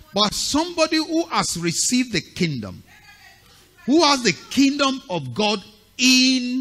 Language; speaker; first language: English; non-native, local second language; Yoruba